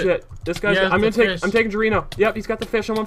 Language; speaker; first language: English; native; English